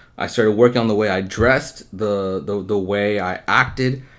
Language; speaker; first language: English; early bilingual, other home language; Hindi